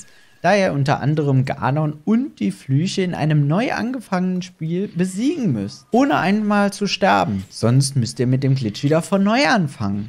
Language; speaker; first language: German; native; German